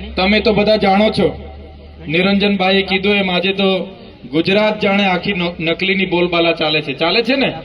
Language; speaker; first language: Gujarati; non-native, local second language; Bhili